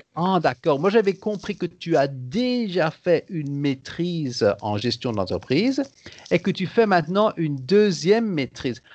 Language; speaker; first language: French; native; French